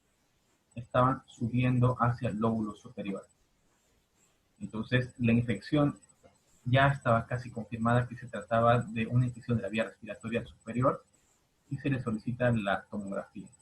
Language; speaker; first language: Spanish; native; Spanish